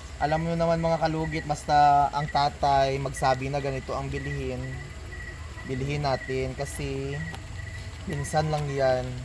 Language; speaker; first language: Filipino; non-native, local second language; Cebuano